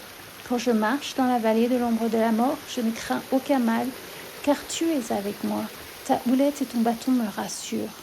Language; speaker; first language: French; native; French